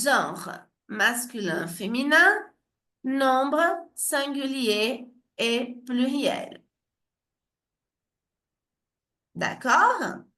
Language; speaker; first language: French; non-native, fluent; Portuguese